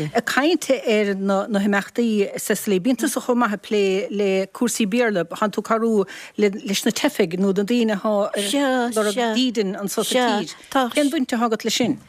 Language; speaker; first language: Irish; native; Irish